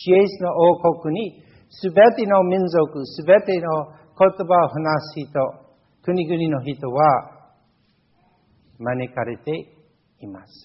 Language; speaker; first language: Japanese; non-native, fluent; English